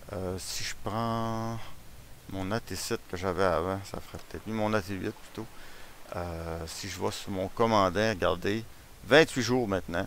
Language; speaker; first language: French; native; French